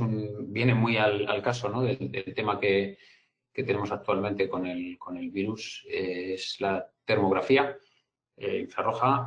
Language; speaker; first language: Spanish; native; Spanish